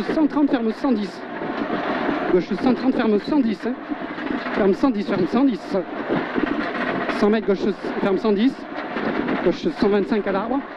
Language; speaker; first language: French; native; French